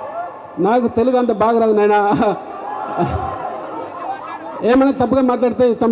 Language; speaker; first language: Telugu; non-native, local second language; Tamil